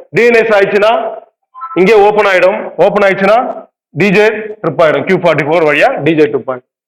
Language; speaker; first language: Tamil; native; Tamil